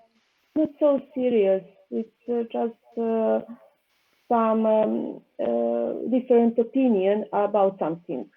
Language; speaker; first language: English; non-native, learner; Serbian